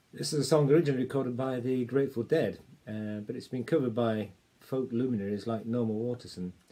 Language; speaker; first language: English; native; English